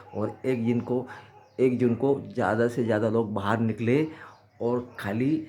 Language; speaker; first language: Hindi; non-native, local second language; Marathi